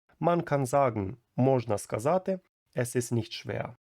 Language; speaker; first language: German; non-native, fluent; Ukrainian